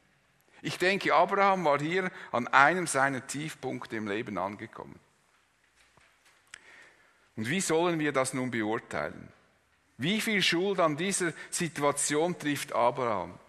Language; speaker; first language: German; native; German